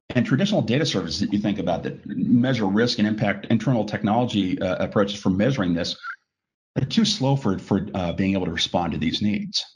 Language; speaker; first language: English; native; English